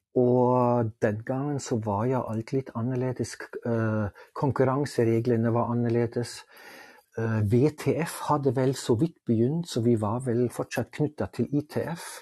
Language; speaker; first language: Norwegian; non-native, fluent; German